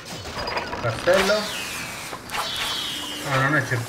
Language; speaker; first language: Italian; native; Italian